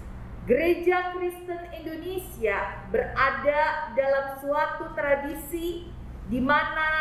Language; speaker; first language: Indonesian; native; Indonesian